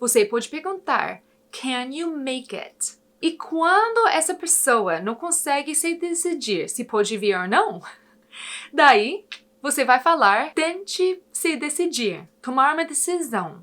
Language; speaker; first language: Portuguese; non-native, fluent; English